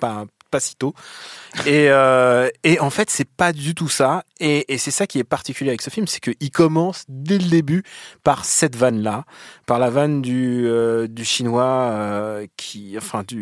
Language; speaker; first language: French; native; French